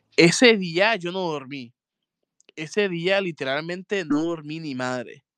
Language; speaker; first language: Spanish; native; Spanish